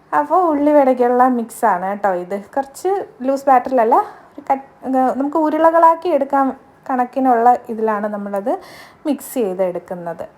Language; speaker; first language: Malayalam; native; Malayalam